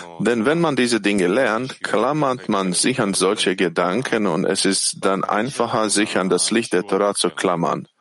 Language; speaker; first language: German; non-native, fluent; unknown